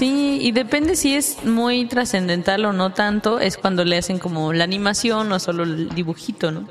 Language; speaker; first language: Spanish; native; Spanish